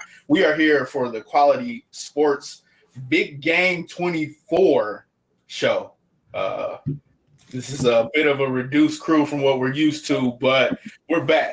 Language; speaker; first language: English; native; English